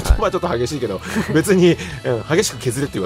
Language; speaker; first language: Japanese; native; Japanese